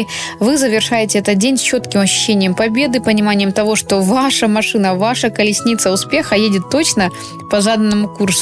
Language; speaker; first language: Russian; native; Russian